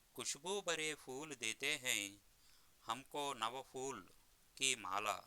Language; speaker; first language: Hindi; non-native, local second language; Telugu